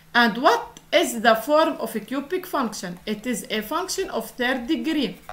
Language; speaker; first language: English; non-native, local second language; Arabic